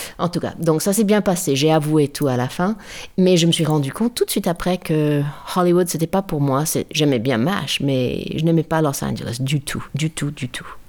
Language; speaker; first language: French; non-native, fluent; English